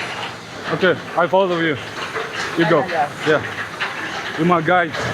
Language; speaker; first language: English; non-native, learner; Mongolian